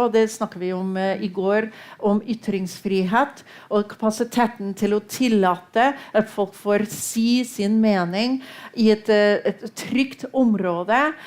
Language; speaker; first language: Norwegian; non-native, fluent; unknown